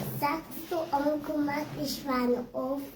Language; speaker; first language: German; early bilingual, other home language; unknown